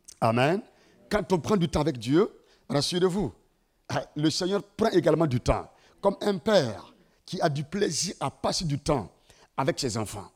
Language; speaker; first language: French; non-native, local second language; Mossi